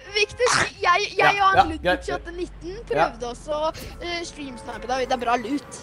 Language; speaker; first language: Norwegian; native; Norwegian